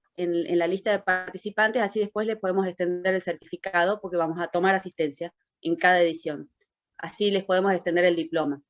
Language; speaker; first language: Spanish; native; Spanish